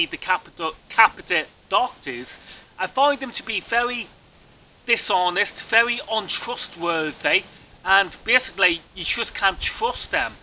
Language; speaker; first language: English; native; English